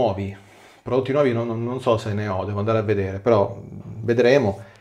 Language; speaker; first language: Italian; native; Italian